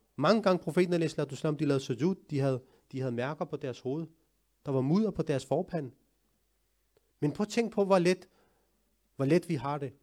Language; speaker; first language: Danish; early bilingual, other home language; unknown